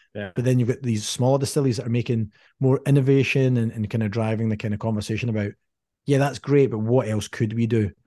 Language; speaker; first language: English; native; English